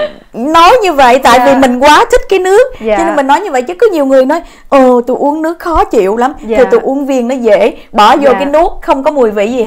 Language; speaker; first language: Vietnamese; native; Vietnamese